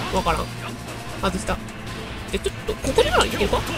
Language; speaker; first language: Japanese; native; Japanese